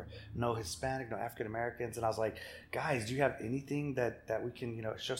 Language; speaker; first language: English; native; English